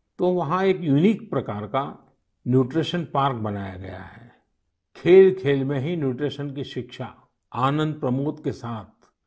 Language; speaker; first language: Hindi; native; Hindi